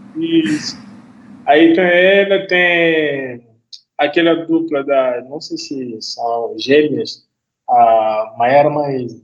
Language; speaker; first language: Portuguese; non-native, fluent; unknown